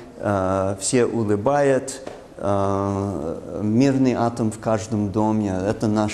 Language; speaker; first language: Russian; non-native, fluent; English